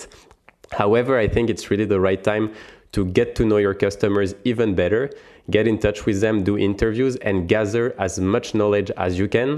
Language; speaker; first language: English; non-native, fluent; French